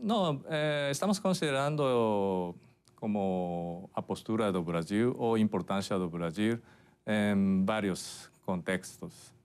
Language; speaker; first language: Portuguese; non-native, fluent; Japanese